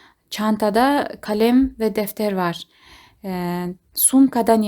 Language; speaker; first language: Turkish; non-native, learner; Kazakh